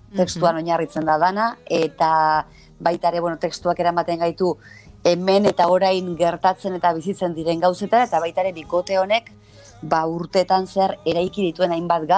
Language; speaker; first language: Basque; native; Basque